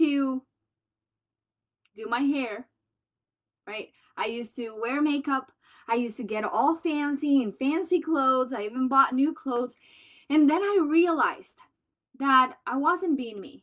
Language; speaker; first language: English; non-native, fluent; Spanish